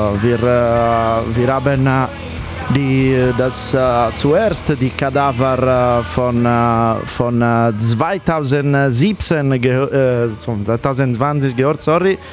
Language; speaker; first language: German; non-native, fluent; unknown